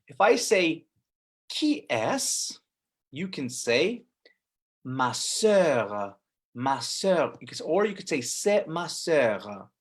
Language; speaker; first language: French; non-native, fluent; English